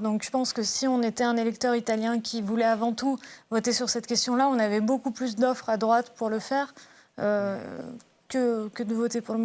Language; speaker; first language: French; native; French